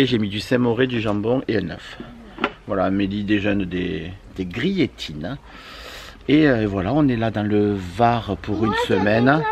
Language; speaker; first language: French; native; French